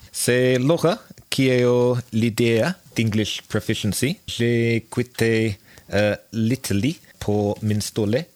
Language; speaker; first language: French; non-native, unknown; English